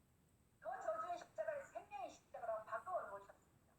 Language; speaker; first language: Korean; native; Korean